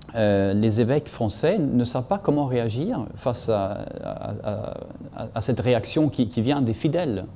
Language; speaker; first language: French; non-native, fluent; Swedish